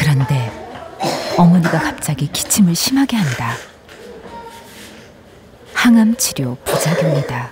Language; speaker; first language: Korean; native; Korean